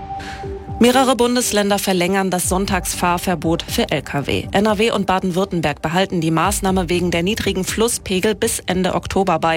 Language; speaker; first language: German; native; German